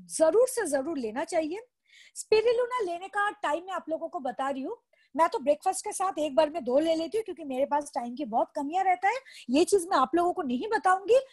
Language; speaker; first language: Hindi; non-native, local second language; Bangla